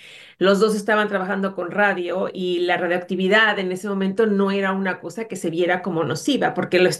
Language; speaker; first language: Spanish; native; Spanish